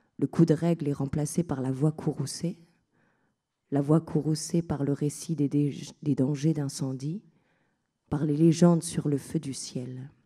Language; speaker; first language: French; native; French